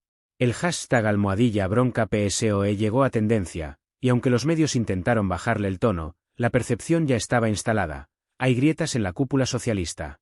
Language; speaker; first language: Spanish; native; Spanish